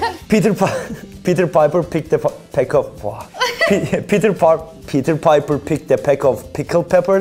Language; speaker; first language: English; non-native, fluent; Turkish